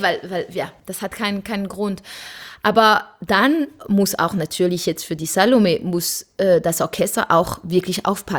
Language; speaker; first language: German; non-native, fluent; French